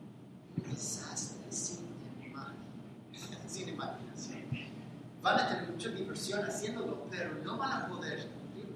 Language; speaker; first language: Spanish; non-native, fluent; English